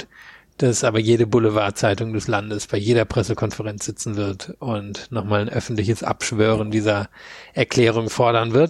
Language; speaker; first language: German; native; German